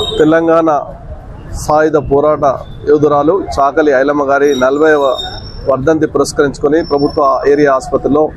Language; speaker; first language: Telugu; native; Telugu